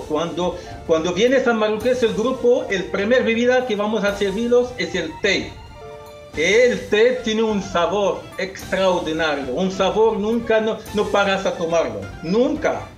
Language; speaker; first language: Spanish; non-native, local second language; Arabic